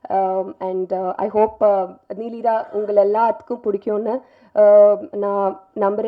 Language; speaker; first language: Tamil; non-native, local second language; Telugu